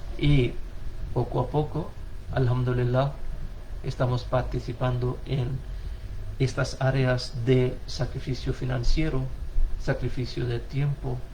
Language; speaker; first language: Spanish; non-native, fluent; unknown